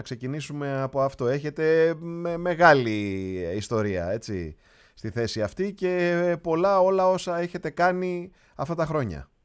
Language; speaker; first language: Greek; native; Greek